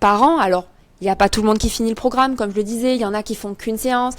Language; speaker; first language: French; native; French